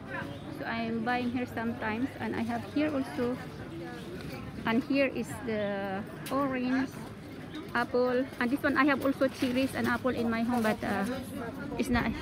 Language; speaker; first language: English; non-native, local second language; Filipino